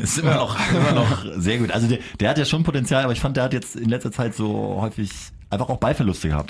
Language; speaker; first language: German; native; German